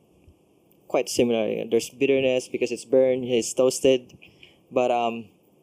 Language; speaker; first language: English; non-native, local second language; Cebuano